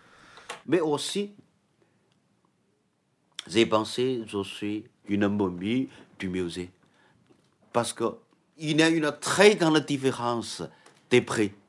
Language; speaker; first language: French; non-native, fluent; Chinese